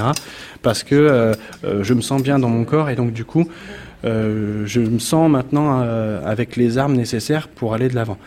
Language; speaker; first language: French; native; French